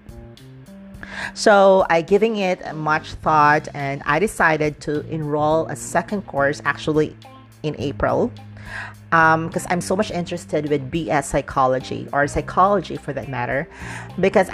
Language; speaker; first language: English; non-native, local second language; Cebuano